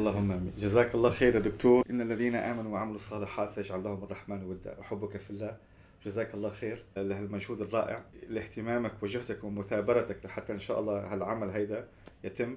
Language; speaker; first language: Arabic; native; Arabic